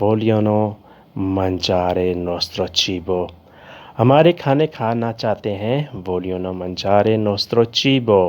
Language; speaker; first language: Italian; non-native, learner; Urdu